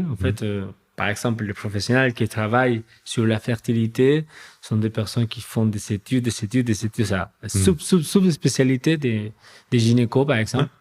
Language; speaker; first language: French; non-native, fluent; Spanish